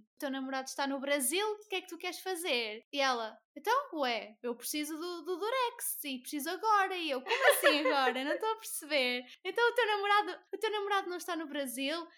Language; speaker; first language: Portuguese; native; Portuguese